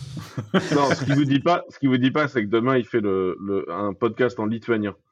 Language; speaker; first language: French; native; French